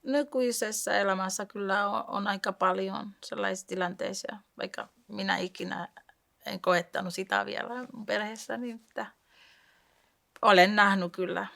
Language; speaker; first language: Finnish; non-native, fluent; Spanish